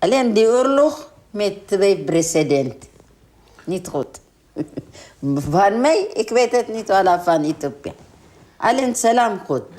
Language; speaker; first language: Dutch; non-native, learner; Tigrinya